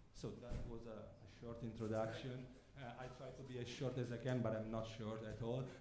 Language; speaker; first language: English; non-native, fluent; Italian